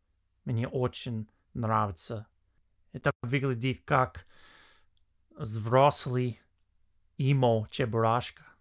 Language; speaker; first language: Russian; non-native, fluent; English